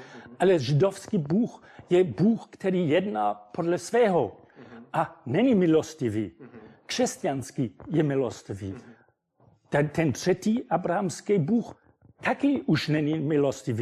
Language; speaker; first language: Czech; non-native, fluent; German